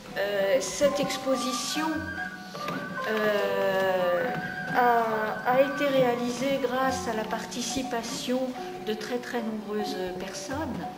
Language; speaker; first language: French; native; French